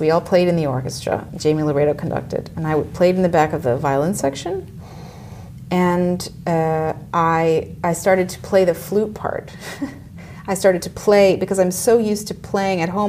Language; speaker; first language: English; native; English